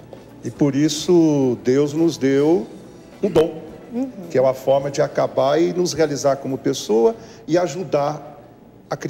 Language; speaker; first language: Portuguese; native; Portuguese